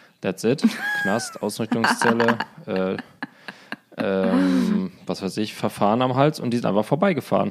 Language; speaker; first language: German; native; German